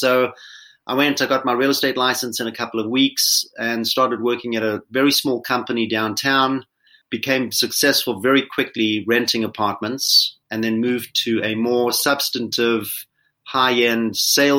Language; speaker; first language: English; native; English